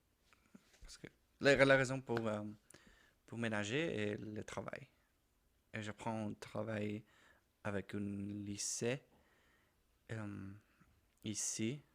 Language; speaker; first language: French; non-native, learner; Spanish